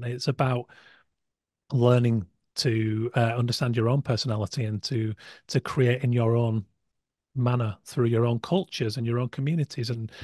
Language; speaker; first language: English; native; English